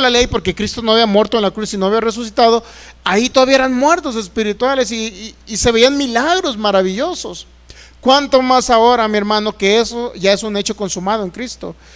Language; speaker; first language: Spanish; native; Spanish